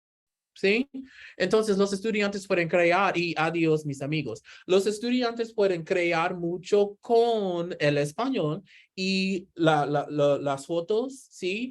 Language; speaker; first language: Spanish; non-native, learner; English